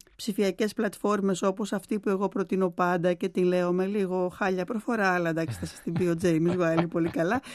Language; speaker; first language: Greek; native; Greek